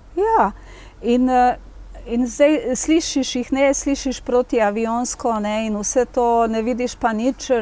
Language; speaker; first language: Slovenian; native; Slovenian